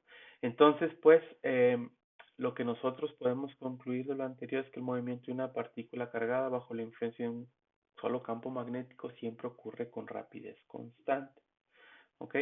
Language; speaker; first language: Spanish; native; Spanish